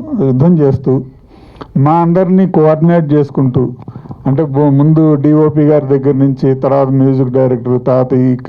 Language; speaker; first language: Telugu; native; Telugu